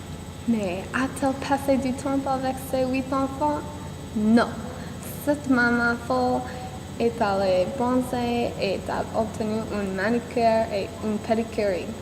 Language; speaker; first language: French; non-native, learner; English